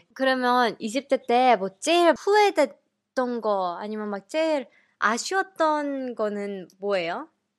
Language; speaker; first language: Korean; early bilingual, heritage; Korean